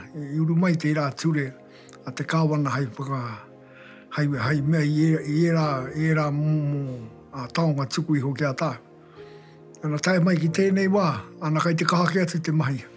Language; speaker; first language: Māori; native; Māori